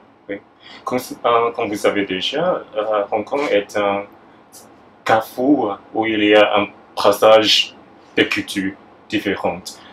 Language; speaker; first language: French; non-native, fluent; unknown